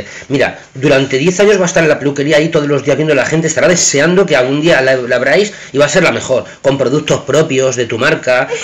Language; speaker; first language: Spanish; native; Spanish